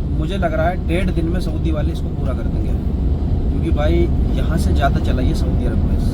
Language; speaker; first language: Hindi; native; Hindi